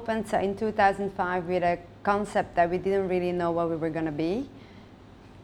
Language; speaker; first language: English; non-native, fluent; Dutch